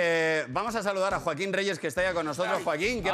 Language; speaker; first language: Spanish; native; Spanish